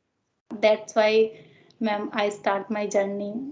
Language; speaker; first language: English; non-native, learner; Hindi